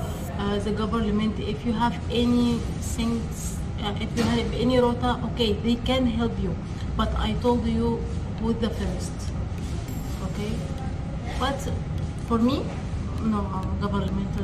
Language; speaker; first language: English; non-native, learner; Arabic